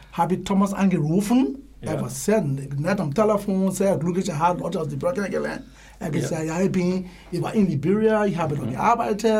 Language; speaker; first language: German; non-native, learner; English